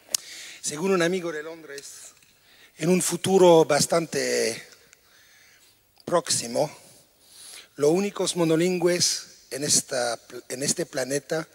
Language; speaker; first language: Spanish; non-native, fluent; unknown